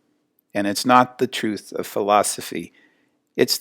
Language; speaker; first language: English; native; English